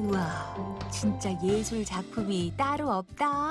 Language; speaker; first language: Korean; native; Korean